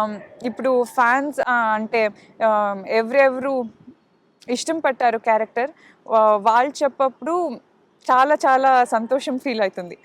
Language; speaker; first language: Telugu; non-native, local second language; Kannada